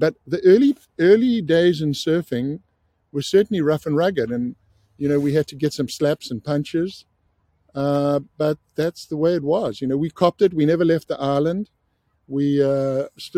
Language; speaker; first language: English; native; English